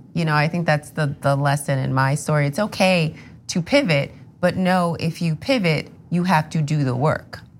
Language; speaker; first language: English; native; English